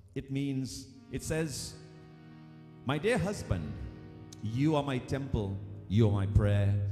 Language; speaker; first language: English; native; English